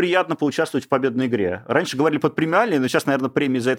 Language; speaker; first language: Russian; native; Russian